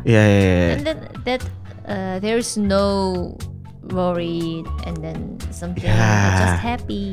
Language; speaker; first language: English; non-native, learner; Korean